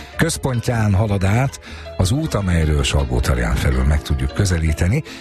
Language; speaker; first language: Hungarian; native; Hungarian